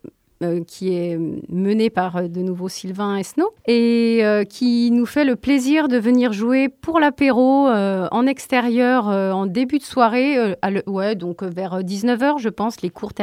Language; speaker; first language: French; native; French